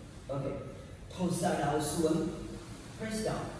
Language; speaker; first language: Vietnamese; non-native, learner; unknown